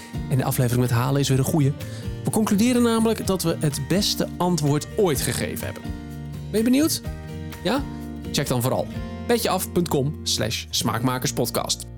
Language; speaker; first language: Dutch; native; Dutch